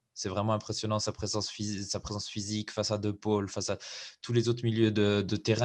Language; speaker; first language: French; native; French